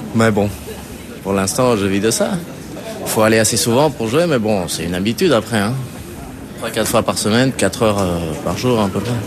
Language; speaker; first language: French; early bilingual, other home language; Spanish